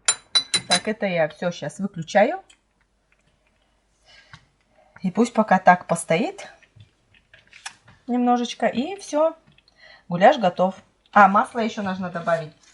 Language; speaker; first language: Russian; native; Russian